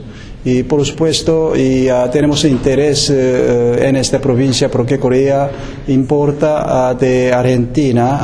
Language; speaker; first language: Spanish; non-native, fluent; Korean